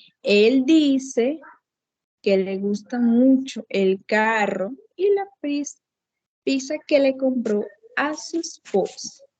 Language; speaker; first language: Spanish; non-native, fluent; Portuguese